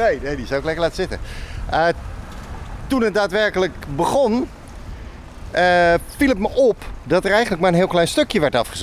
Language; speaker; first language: Dutch; native; Dutch